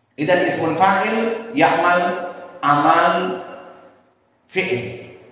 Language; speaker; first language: Arabic; non-native, learner; Indonesian